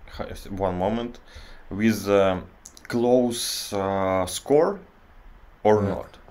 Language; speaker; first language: English; non-native, learner; Russian